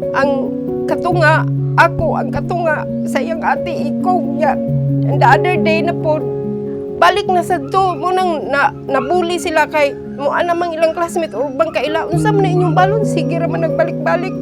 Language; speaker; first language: Cebuano; native; Cebuano